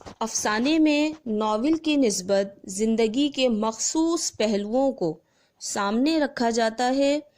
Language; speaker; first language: Urdu; native; Urdu